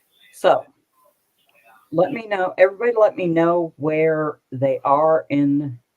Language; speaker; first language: English; native; English